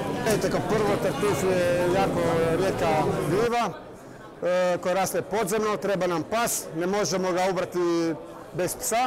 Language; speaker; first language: Croatian; native; Croatian